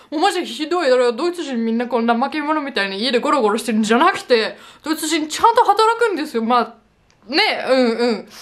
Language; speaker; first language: Japanese; non-native, fluent; German